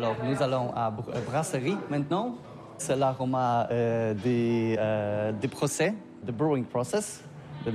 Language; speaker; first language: French; non-native, learner; Polish